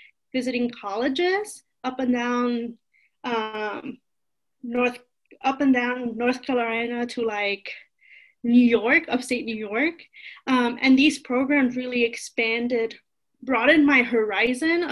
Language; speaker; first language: English; early bilingual, other home language; Spanish